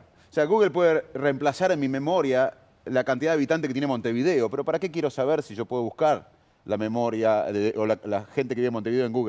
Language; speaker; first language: Spanish; native; Spanish